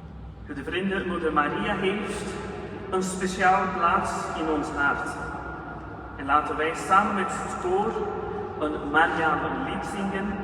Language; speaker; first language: Dutch; non-native, fluent; Urdu